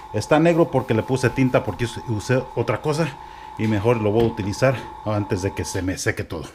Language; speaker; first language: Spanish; early bilingual, heritage; Spanish